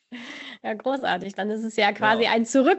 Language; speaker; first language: German; native; German